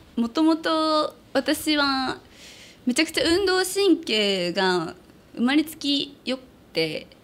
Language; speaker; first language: Japanese; native; Japanese